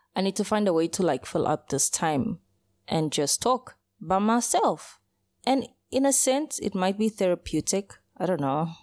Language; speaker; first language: English; early bilingual, other home language; Portuguese